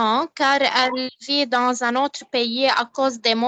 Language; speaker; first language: French; non-native, learner; Arabic